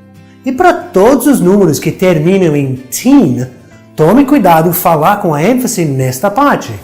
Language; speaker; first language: Portuguese; non-native, fluent; English